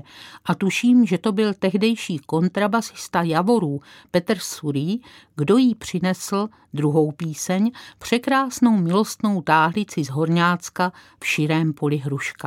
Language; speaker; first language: Czech; native; Czech